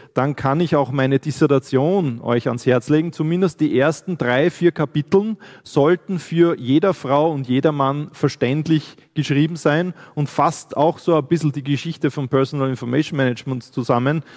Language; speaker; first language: German; native; German